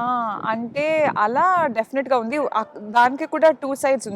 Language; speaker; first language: Telugu; non-native, local second language; Kannada